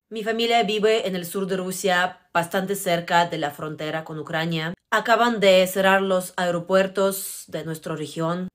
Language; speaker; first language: Spanish; non-native, fluent; Russian